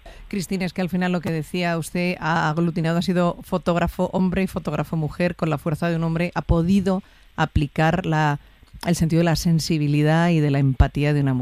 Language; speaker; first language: Spanish; native; Spanish